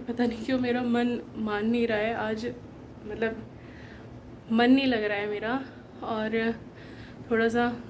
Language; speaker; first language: Hindi; native; Hindi